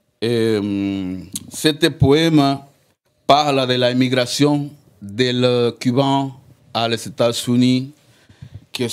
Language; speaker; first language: French; non-native, learner; Spanish